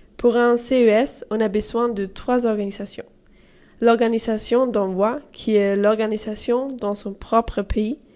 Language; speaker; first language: French; non-native, learner; German